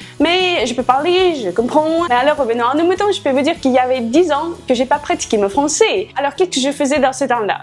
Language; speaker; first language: French; non-native, fluent; Russian